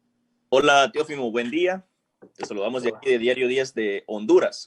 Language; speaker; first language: Spanish; native; Spanish